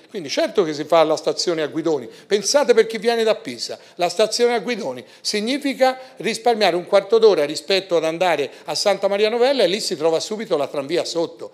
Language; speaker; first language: Italian; native; Italian